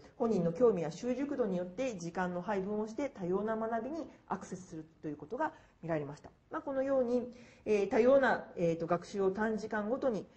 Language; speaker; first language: Japanese; native; Japanese